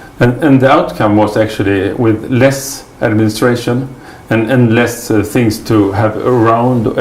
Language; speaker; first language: English; non-native, fluent; Swedish